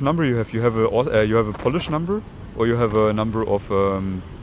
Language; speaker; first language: English; non-native, fluent; German